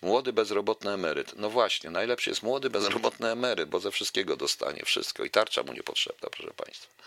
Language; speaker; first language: Polish; native; Polish